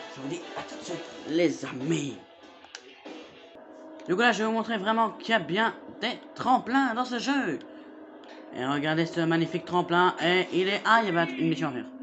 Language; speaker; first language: French; native; French